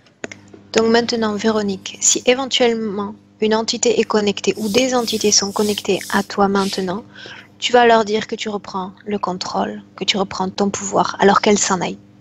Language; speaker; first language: French; native; French